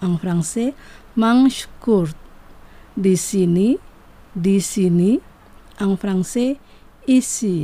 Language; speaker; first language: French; non-native, fluent; Indonesian